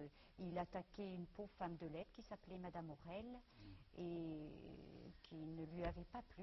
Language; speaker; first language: French; native; French